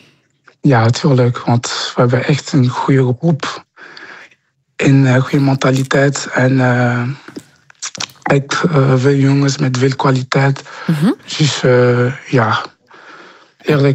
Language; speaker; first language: Dutch; non-native, local second language; French